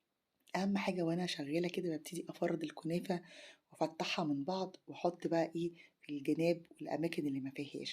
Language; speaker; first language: Arabic; native; Arabic